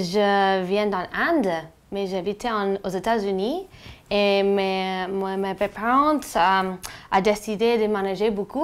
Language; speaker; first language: French; non-native, learner; English